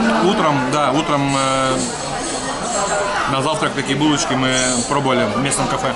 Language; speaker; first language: Russian; native; Russian